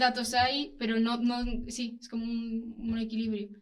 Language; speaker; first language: Spanish; native; Spanish